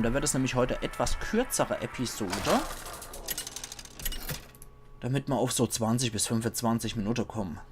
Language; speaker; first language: German; native; German